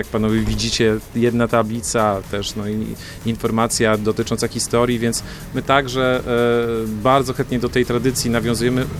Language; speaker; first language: Polish; native; Polish